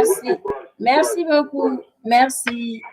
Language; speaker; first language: French; non-native, local second language; Bambara